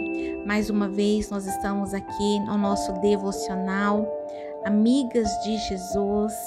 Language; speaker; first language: Portuguese; native; Portuguese